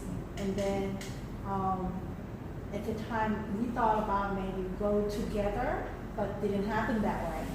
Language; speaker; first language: English; non-native, learner; Korean